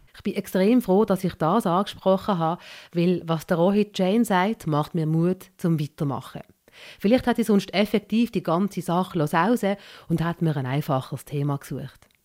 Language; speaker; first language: German; early bilingual, other home language; Malayalam